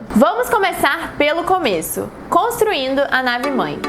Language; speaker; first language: Portuguese; native; Portuguese